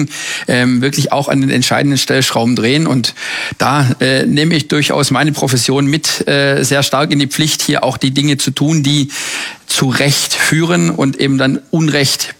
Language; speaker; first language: German; native; German